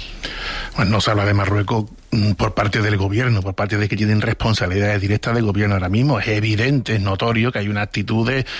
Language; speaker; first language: Spanish; native; Spanish